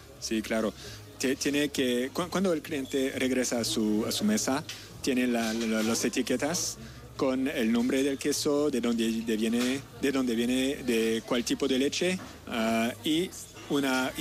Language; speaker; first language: Spanish; non-native, learner; French